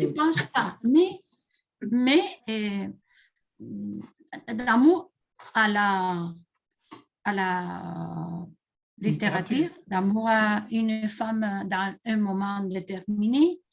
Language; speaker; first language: French; non-native, learner; Spanish